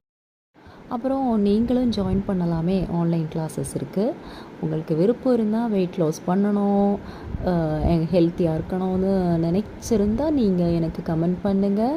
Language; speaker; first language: Tamil; non-native, learner; Malayalam